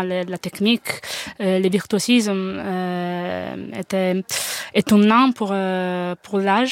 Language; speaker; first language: French; non-native, fluent; Italian